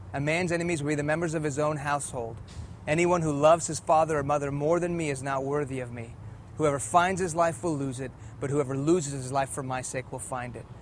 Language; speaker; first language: English; early bilingual, other home language; Persian